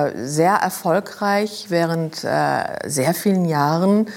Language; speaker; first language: German; non-native, local second language; Luxembourgish